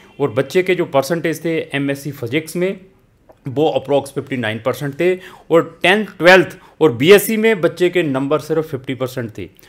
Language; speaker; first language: Hindi; native; Hindi